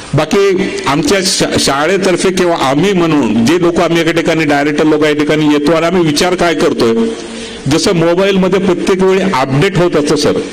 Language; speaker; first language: Marathi; native; Marathi